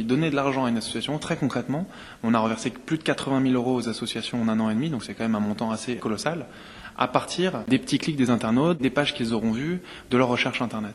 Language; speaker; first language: French; native; French